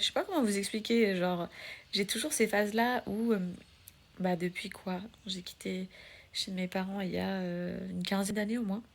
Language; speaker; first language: French; native; French